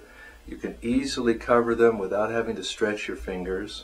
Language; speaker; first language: English; native; English